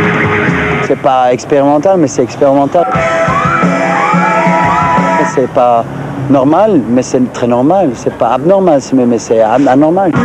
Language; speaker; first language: French; non-native, local second language; Dutch